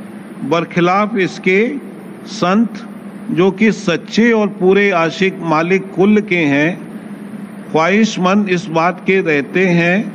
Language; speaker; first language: Hindi; native; Hindi